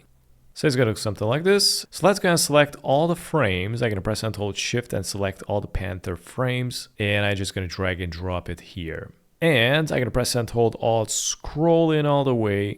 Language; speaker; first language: English; non-native, fluent; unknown